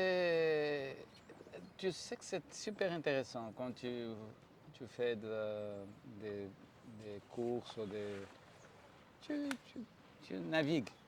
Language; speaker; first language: French; non-native, fluent; Portuguese